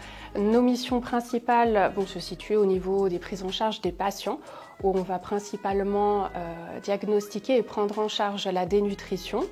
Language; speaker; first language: French; native; French